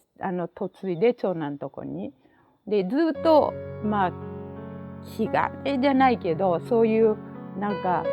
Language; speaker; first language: Japanese; native; Japanese